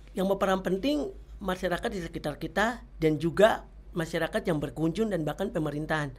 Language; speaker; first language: Indonesian; native; Indonesian